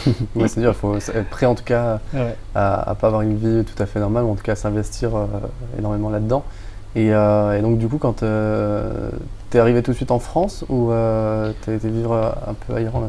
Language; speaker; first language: French; native; French